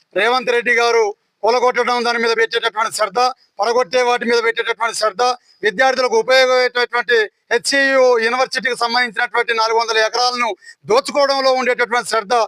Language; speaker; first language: Telugu; non-native, local second language; Lambadi